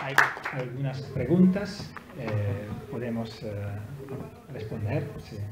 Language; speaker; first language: Spanish; non-native, learner; Italian